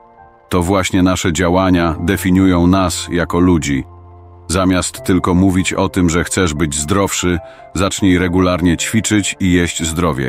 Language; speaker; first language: Polish; native; Polish